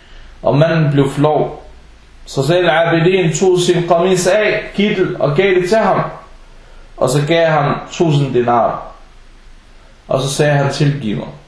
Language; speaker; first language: Danish; non-native, fluent; Arabic